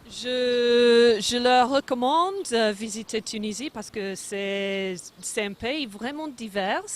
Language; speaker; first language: French; non-native, fluent; English